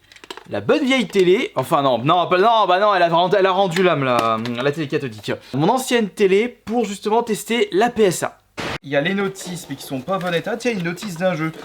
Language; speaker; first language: French; native; French